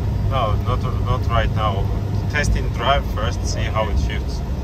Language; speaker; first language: English; non-native, fluent; Georgian